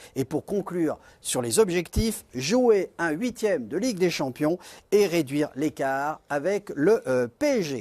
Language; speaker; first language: French; native; French